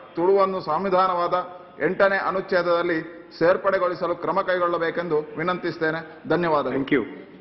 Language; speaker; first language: Kannada; non-native, local second language; Tulu